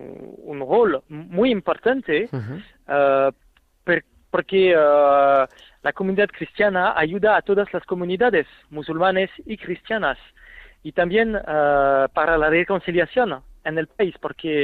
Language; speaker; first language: Spanish; non-native, fluent; French